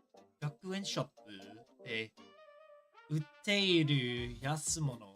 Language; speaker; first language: Japanese; non-native, learner; English